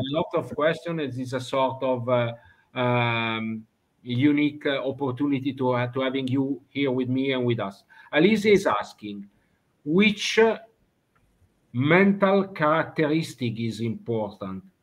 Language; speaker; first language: English; non-native, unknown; Italian